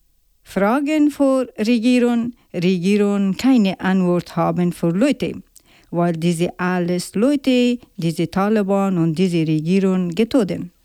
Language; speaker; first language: German; non-native, learner; Persian